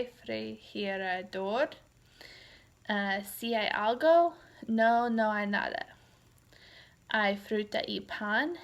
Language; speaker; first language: Spanish; non-native, learner; English